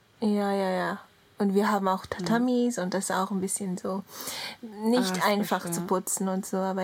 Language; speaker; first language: German; non-native, learner; Japanese